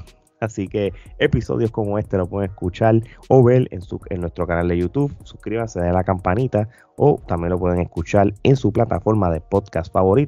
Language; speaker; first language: Spanish; native; Spanish